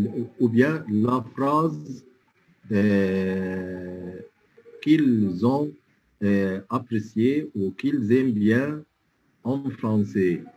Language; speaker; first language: French; non-native, fluent; Arabic